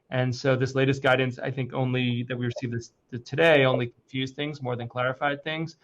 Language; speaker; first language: English; native; English